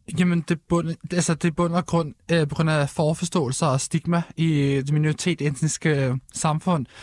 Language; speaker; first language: Danish; early bilingual, other home language; Arabic